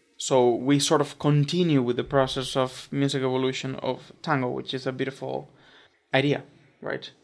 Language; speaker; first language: English; non-native, fluent; Spanish